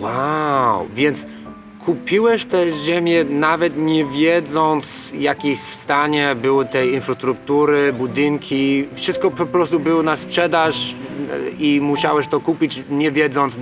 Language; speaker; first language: Polish; non-native, learner; English